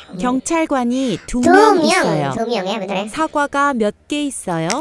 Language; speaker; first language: Korean; non-native, learner; Indonesian